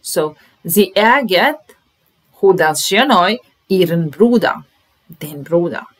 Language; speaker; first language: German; non-native, fluent; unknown